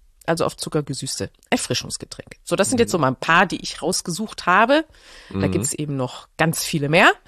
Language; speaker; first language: German; native; German